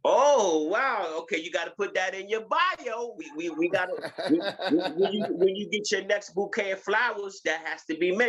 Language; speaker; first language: English; native; English